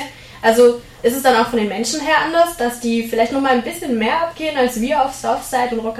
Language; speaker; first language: German; native; German